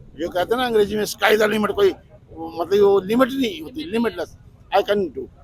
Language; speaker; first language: Hindi; non-native, local second language; Dogri